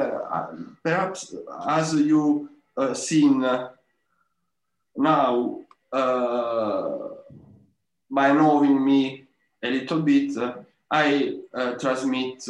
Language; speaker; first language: English; non-native, learner; Italian